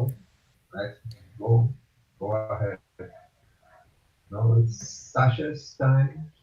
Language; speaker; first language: English; non-native, fluent; Portuguese